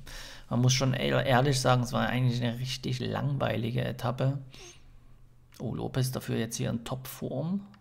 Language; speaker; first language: German; native; German